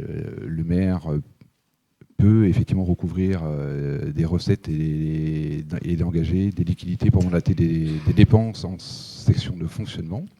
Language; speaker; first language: French; native; French